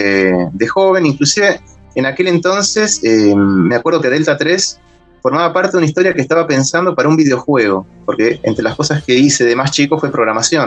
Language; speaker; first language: Spanish; native; Spanish